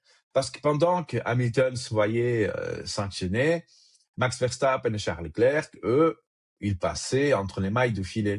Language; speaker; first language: French; native; French